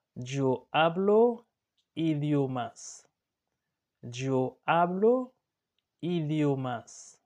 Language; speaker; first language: Spanish; non-native, learner; Haitian Creole